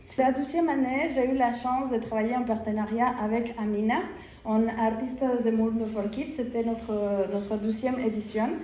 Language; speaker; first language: French; non-native, fluent; Spanish